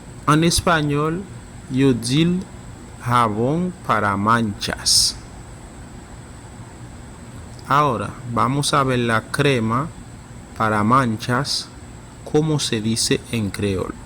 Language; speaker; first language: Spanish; non-native, fluent; Haitian Creole